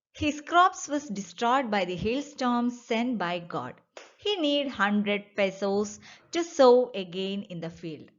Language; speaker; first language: English; non-native, local second language; Malayalam